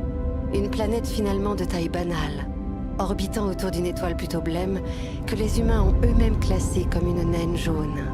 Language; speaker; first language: French; native; French